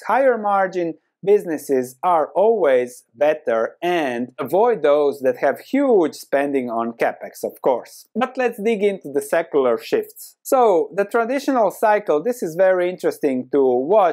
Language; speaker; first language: English; non-native, fluent; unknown